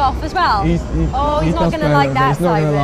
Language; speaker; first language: English; native; English